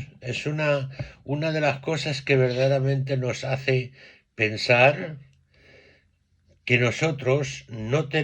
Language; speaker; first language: Spanish; native; Spanish